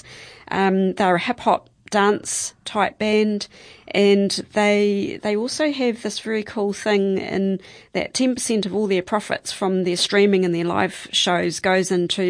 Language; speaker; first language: English; native; English